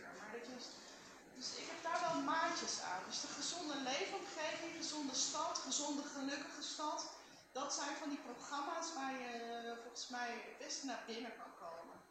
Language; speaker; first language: Dutch; native; Dutch